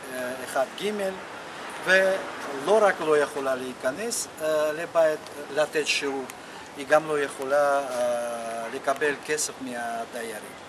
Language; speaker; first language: Hebrew; non-native, fluent; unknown